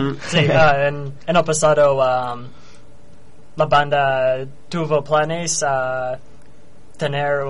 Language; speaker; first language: Spanish; non-native, learner; English